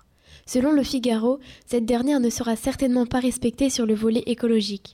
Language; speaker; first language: French; native; French